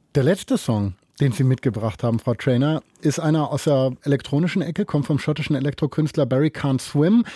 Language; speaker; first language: German; native; German